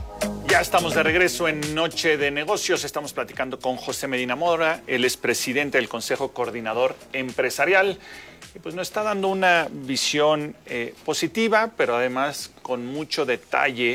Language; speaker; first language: Spanish; native; Spanish